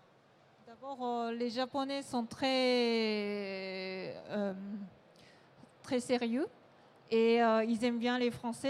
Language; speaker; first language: French; non-native, fluent; Japanese